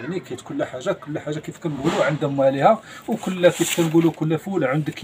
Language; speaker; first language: Arabic; native; Arabic